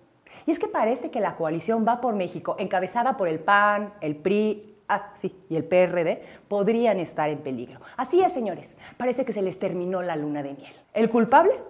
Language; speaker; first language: Spanish; native; Spanish